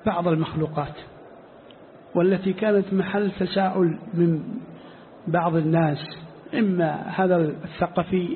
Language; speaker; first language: Arabic; native; Arabic